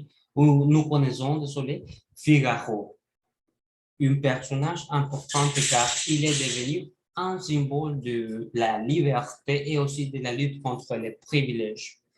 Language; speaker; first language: French; non-native, learner; Spanish